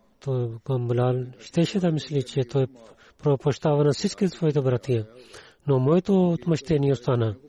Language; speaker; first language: Bulgarian; non-native, learner; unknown